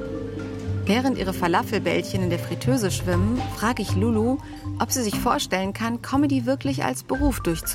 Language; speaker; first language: German; native; German